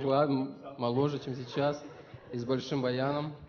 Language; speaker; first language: Russian; non-native, fluent; French